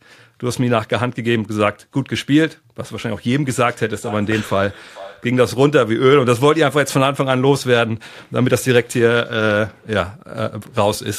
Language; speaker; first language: German; native; German